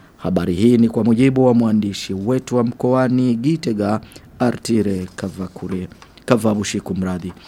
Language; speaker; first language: Swahili; non-native, local second language; Rundi